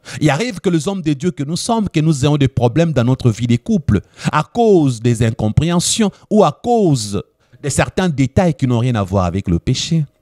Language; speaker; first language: French; non-native, local second language; Lingala